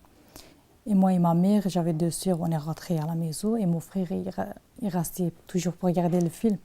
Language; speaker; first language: French; non-native, learner; Turkish